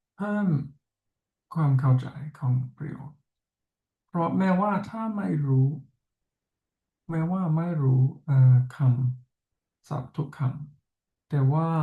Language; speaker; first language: Thai; non-native, fluent; English